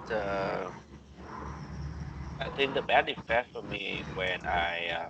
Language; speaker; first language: English; non-native, learner; Vietnamese